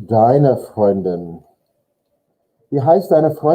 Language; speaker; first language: German; non-native, learner; English